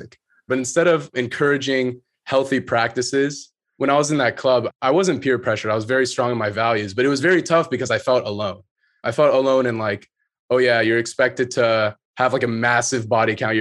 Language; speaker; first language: English; native; English